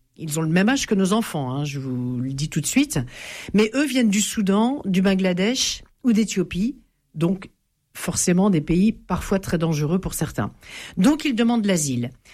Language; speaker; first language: French; native; French